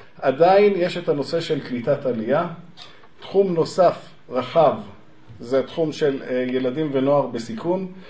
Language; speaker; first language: Hebrew; native; Hebrew